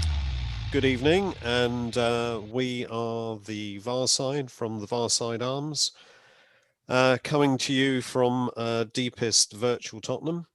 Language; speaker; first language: English; native; English